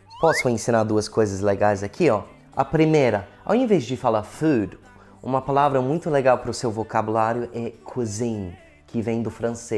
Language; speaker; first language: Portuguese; non-native, fluent; English